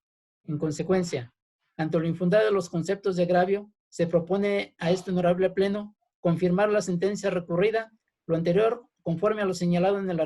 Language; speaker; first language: Spanish; native; Spanish